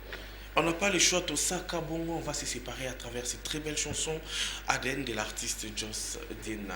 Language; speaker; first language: French; non-native, local second language; Lingala